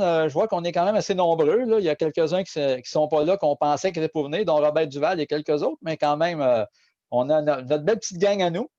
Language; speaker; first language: French; native; French